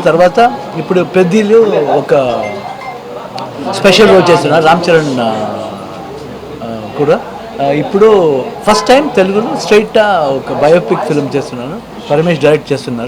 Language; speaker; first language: Telugu; non-native, learner; Kannada